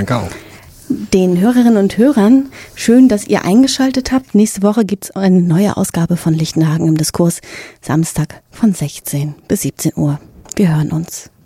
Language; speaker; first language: German; native; German